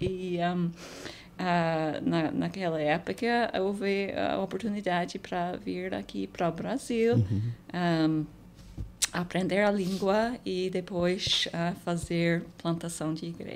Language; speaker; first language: Portuguese; non-native, fluent; English